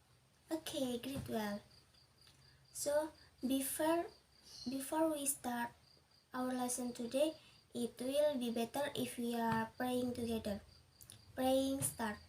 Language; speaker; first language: English; non-native, learner; Indonesian